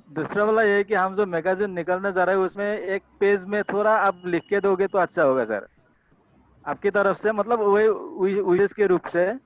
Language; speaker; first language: Hindi; non-native, local second language; Assamese